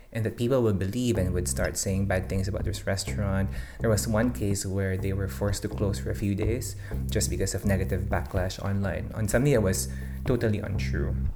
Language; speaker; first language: English; non-native, local second language; Filipino